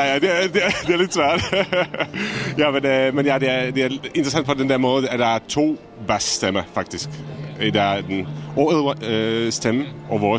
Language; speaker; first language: Danish; non-native, fluent; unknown